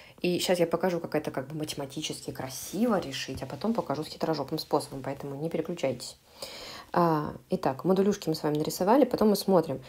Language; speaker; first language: Russian; native; Russian